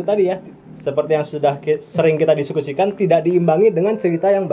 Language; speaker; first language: Indonesian; native; Indonesian